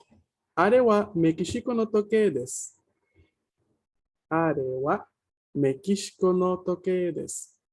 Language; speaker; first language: Japanese; non-native, fluent; Spanish